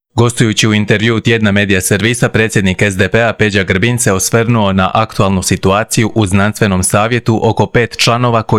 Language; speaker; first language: Croatian; native; Croatian